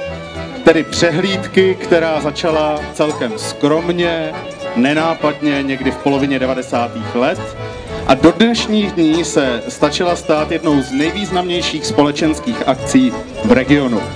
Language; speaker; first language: Czech; native; Czech